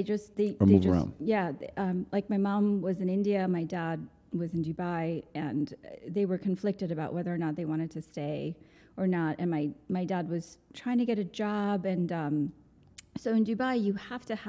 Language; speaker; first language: English; non-native, local second language; Gujarati